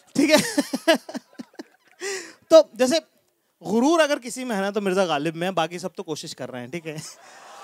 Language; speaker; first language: Hindi; native; Hindi